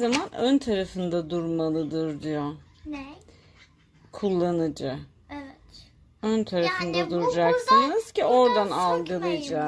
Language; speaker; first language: Turkish; native; Turkish